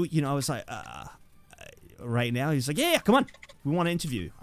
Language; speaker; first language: English; native; English